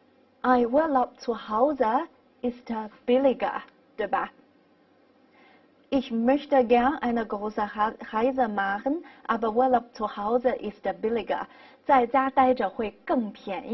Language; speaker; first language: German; non-native, fluent; Chinese